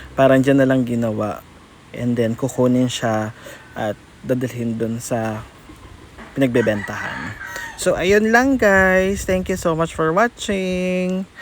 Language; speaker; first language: Filipino; native; Filipino